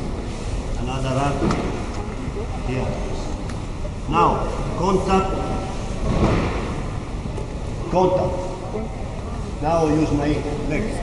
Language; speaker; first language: English; non-native, learner; Italian